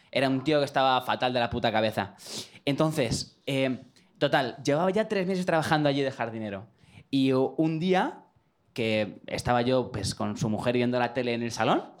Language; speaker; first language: Spanish; native; Spanish